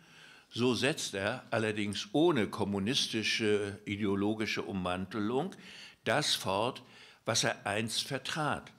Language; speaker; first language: German; native; German